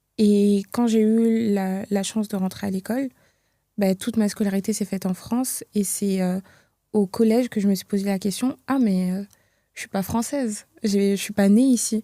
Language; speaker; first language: French; early bilingual, other home language; Kinyarwanda